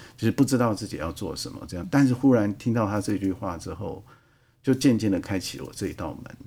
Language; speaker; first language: Chinese; native; Chinese